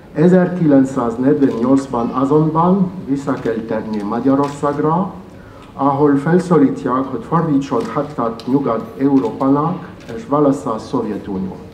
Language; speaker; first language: Hungarian; non-native, fluent; French